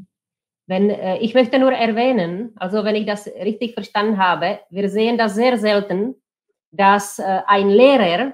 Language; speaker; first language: German; non-native, fluent; Czech